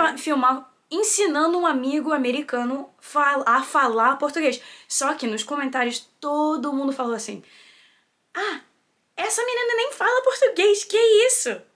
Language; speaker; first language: Portuguese; early bilingual, heritage; Portuguese